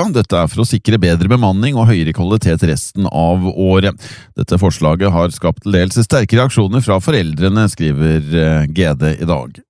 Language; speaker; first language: Norwegian; native; Norwegian